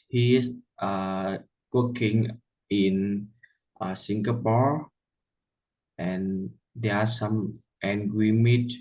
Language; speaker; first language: English; non-native, learner; Vietnamese